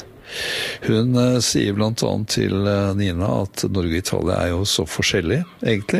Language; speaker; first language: Norwegian; native; Norwegian